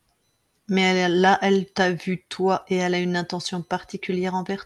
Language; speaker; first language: French; native; French